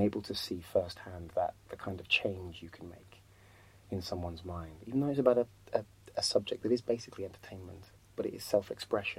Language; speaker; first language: English; native; English